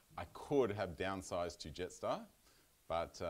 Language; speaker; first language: English; native; English